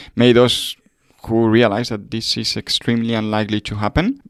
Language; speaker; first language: English; non-native, fluent; Spanish